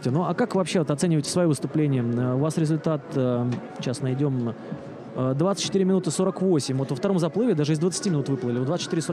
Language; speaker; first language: Russian; native; Russian